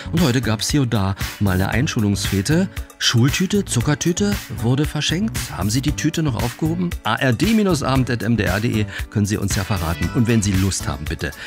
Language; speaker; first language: German; native; German